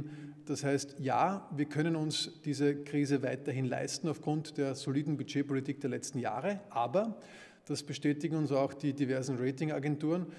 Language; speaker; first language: German; native; German